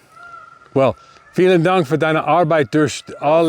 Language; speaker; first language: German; non-native, learner; English